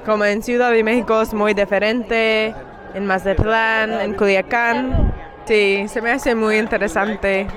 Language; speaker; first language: Spanish; non-native, learner; English